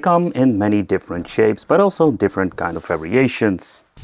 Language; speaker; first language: English; non-native, fluent; Dutch